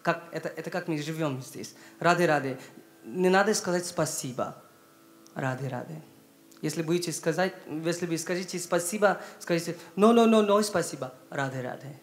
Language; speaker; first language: Russian; non-native, learner; Hindi